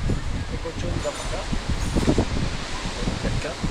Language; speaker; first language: Spanish; non-native, learner; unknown